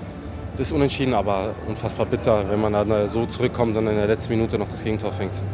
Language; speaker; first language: German; native; German